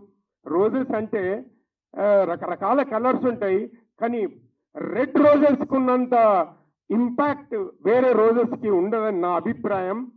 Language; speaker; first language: Telugu; native; Telugu